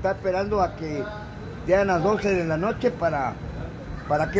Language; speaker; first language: Spanish; native; Spanish